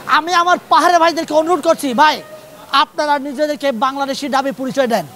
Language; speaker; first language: Bangla; non-native, local second language; Chakma